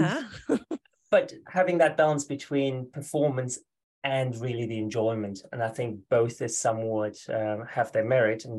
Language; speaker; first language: English; non-native, fluent; German